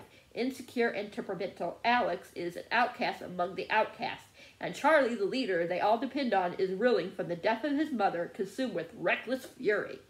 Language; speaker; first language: English; native; English